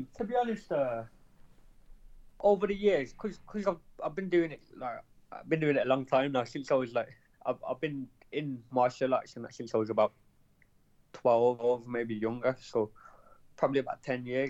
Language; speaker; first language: English; native; English